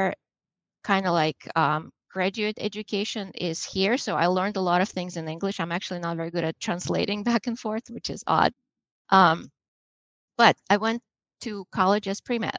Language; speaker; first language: English; non-native, fluent; Russian